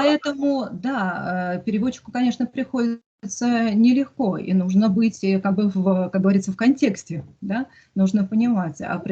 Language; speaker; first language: Russian; native; Russian